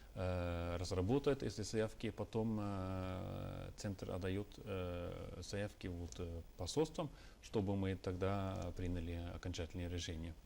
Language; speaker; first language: Russian; non-native, fluent; Norwegian